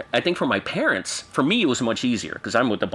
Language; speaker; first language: English; native; English